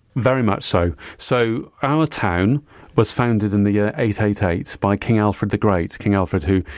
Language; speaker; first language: English; native; English